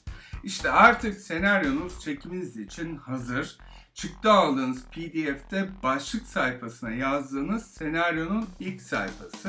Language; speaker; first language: Turkish; native; Turkish